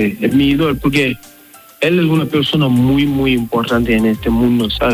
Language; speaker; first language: Spanish; non-native, learner; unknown